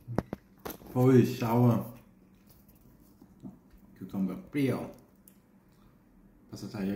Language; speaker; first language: Thai; non-native, learner; Polish